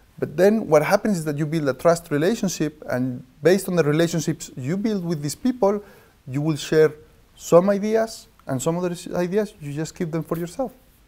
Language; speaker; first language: English; non-native, fluent; Spanish